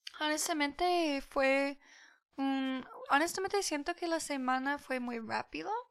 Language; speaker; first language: Spanish; early bilingual, heritage; Spanish